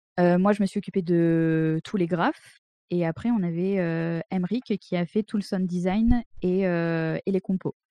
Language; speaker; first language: French; native; French